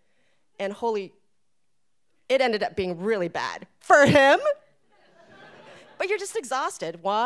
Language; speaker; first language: English; native; English